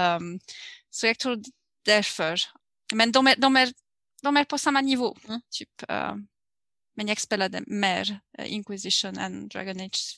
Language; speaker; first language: Swedish; non-native, fluent; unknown